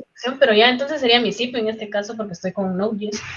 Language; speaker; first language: Spanish; native; Spanish